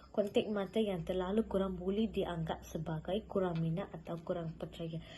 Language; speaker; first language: Malay; non-native, local second language; Tamil